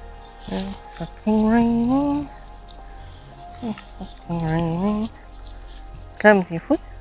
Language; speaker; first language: English; non-native, fluent; German